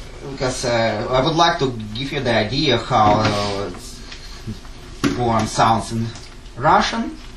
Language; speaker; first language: English; non-native, fluent; Russian